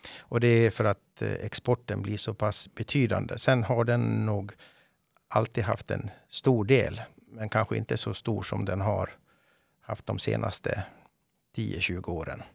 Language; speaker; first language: Swedish; native; Swedish